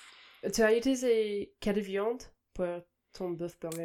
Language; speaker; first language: French; non-native, fluent; English